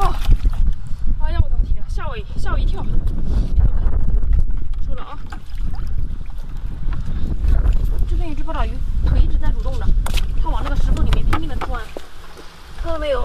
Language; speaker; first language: Chinese; native; Chinese